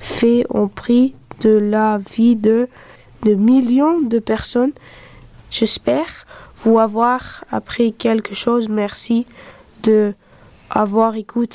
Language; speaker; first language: French; early bilingual, other home language; Dutch